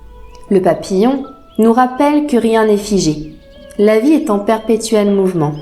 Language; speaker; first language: French; native; French